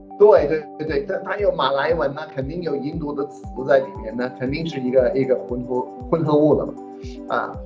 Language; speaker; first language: Chinese; non-native, fluent; English